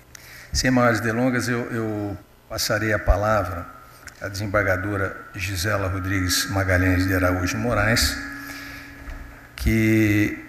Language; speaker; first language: Portuguese; native; Portuguese